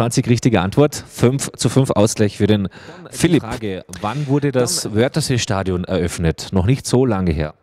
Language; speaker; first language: German; native; German